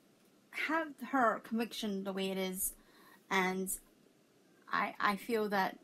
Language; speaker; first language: English; native; English